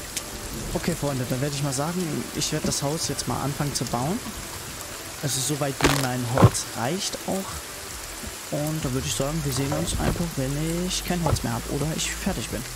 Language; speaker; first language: German; native; German